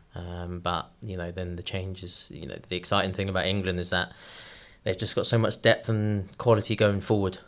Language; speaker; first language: English; native; English